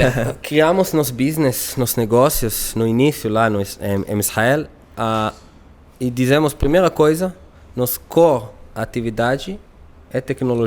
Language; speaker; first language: Portuguese; non-native, learner; Hebrew